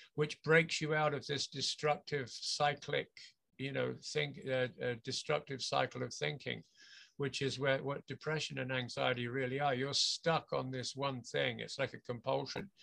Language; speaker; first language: English; native; English